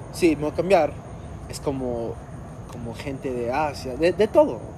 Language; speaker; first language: Spanish; non-native, learner; English